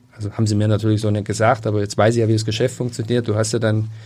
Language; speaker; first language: German; native; German